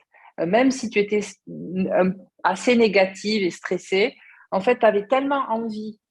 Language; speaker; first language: French; native; French